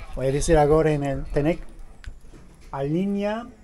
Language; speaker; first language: Spanish; non-native, learner; Turkish